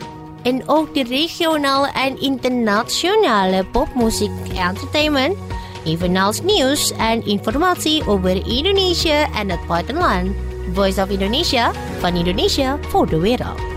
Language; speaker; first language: Dutch; non-native, fluent; Indonesian